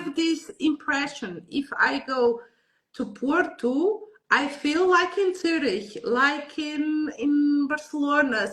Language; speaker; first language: English; non-native, learner; Portuguese